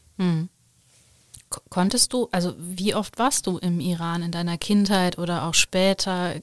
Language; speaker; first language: German; native; German